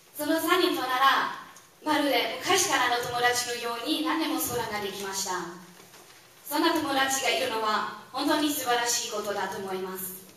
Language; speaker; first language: Japanese; non-native, fluent; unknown